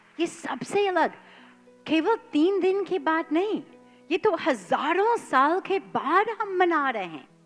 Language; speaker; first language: Hindi; non-native, fluent; English